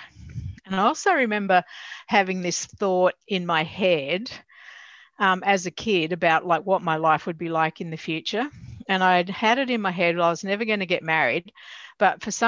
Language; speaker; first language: English; native; English